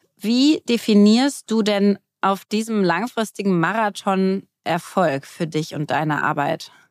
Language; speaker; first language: German; native; German